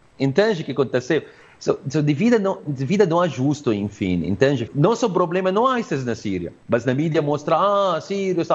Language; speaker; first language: Portuguese; non-native, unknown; Arabic